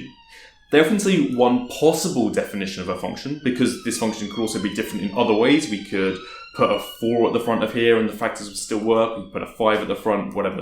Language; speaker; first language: English; native; English